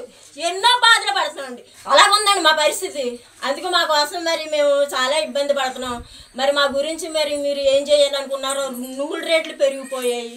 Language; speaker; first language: Telugu; native; Telugu